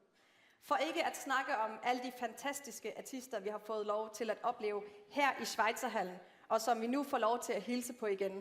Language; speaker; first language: Danish; native; Danish